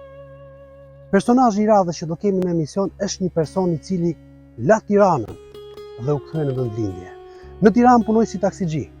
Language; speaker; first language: Albanian; native; Albanian